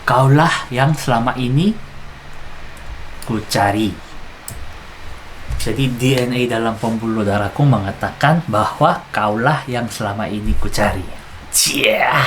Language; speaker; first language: Indonesian; non-native, fluent; Korean